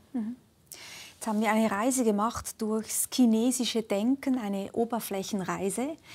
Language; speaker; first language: German; native; German